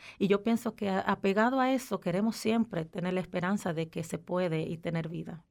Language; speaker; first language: Spanish; native; Spanish